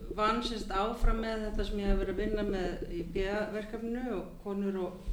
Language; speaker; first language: Icelandic; native; Icelandic